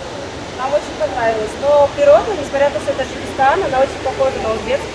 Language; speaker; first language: Russian; native; Russian